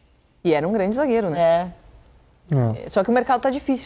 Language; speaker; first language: Portuguese; native; Portuguese